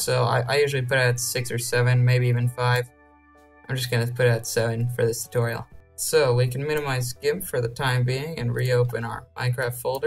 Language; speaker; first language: English; native; English